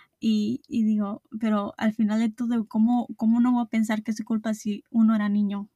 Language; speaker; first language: Spanish; early bilingual, heritage; Spanish